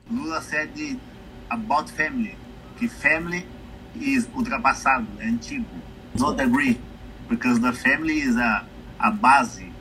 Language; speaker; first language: English; non-native, learner; Portuguese